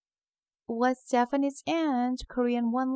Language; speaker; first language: English; non-native, fluent; Korean